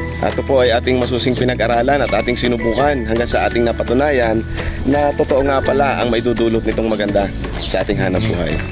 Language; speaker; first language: Filipino; native; Filipino